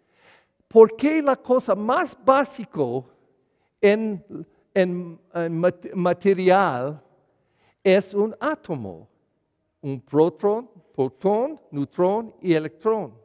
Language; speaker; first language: Spanish; non-native, learner; English